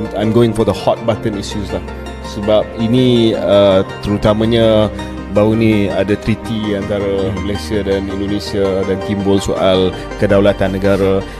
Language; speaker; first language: Malay; native; Malay